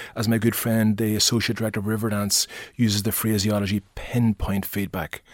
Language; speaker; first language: English; native; English